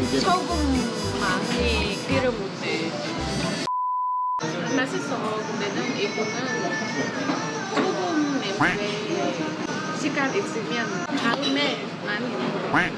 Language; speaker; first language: Korean; non-native, learner; Vietnamese